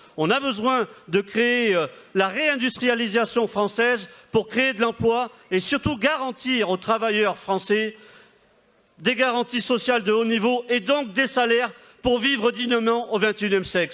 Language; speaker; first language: French; native; French